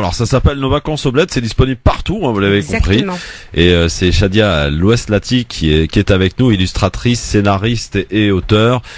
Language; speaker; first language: French; native; French